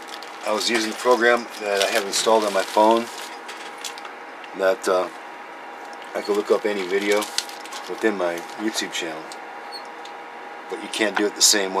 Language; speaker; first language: English; native; English